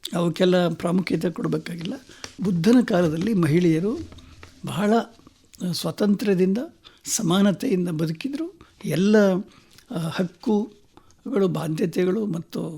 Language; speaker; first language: Kannada; native; Kannada